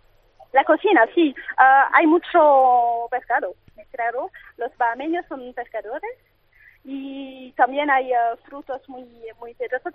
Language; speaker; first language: Spanish; non-native, fluent; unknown